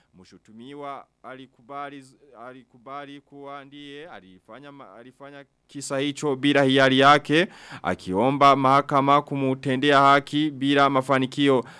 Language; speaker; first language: Swahili; non-native, local second language; Rundi